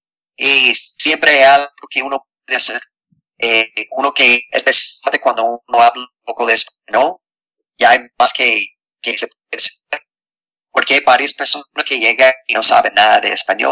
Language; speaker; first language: Spanish; non-native, fluent; English